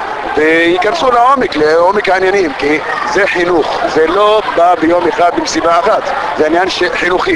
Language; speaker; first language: Hebrew; non-native, local second language; Arabic